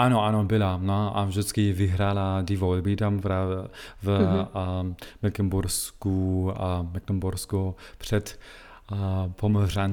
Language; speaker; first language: Czech; non-native, fluent; German